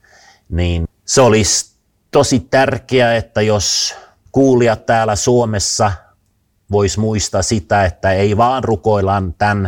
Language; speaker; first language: Finnish; non-native, fluent; Swedish